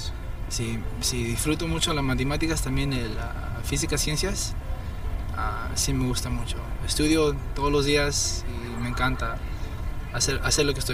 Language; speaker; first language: Spanish; early bilingual, heritage; Spanish